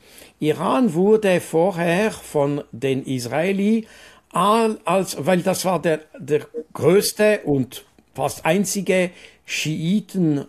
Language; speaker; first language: German; non-native, local second language; French